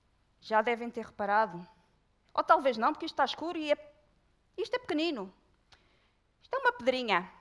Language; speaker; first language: Portuguese; native; Portuguese